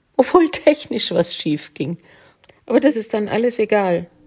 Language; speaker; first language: German; native; German